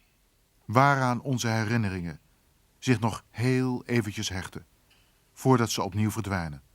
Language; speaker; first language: Dutch; native; Dutch